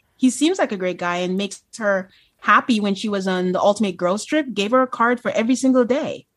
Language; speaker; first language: English; non-native, local second language; Yoruba